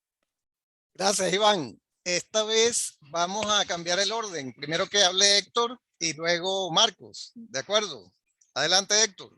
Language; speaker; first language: Spanish; native; Spanish